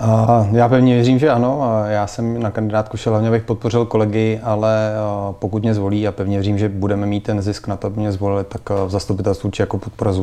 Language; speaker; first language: Czech; native; Czech